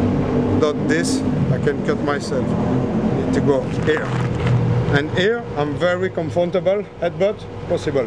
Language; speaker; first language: English; non-native, learner; French